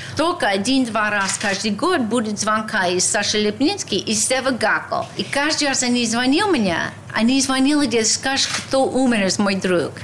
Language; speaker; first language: Russian; non-native, learner; English